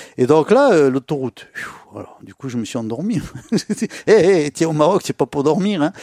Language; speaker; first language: French; native; French